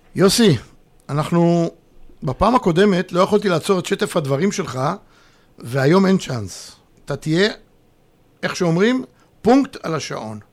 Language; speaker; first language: Hebrew; native; Hebrew